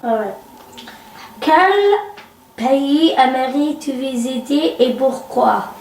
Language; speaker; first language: French; early bilingual, other home language; Arabic